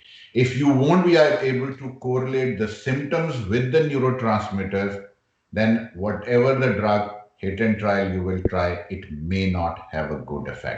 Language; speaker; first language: English; non-native, local second language; Urdu